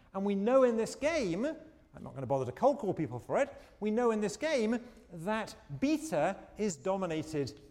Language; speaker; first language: English; native; English